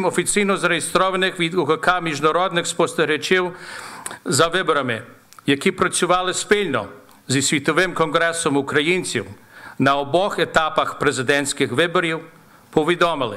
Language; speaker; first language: Ukrainian; early bilingual, heritage; Ukrainian